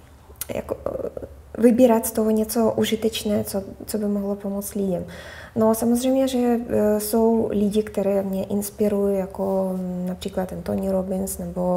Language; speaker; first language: Czech; non-native, fluent; Russian